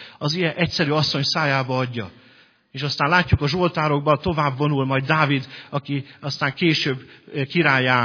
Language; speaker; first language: Hungarian; native; Hungarian